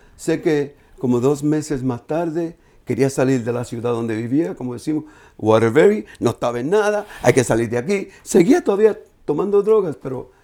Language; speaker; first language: Spanish; native; Spanish